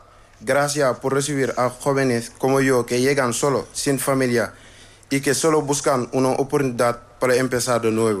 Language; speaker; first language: Spanish; non-native, learner; Wolof